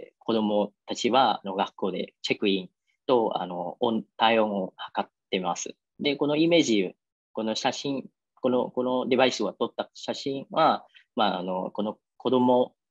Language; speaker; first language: Japanese; non-native, fluent; Vietnamese